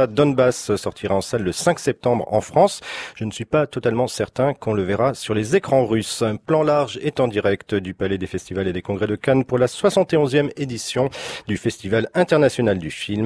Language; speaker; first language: French; native; French